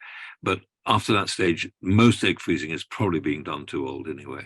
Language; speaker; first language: English; native; English